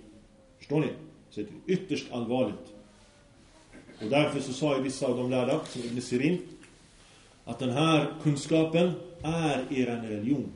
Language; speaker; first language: Swedish; early bilingual, other home language; Arabic